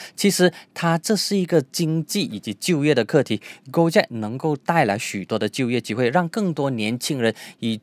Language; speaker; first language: Chinese; native; Chinese